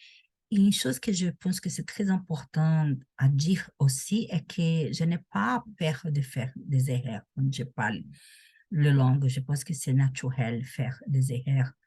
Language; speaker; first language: French; non-native, learner; Portuguese